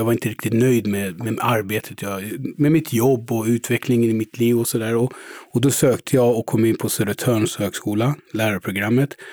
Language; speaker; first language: Swedish; early bilingual, other home language; Persian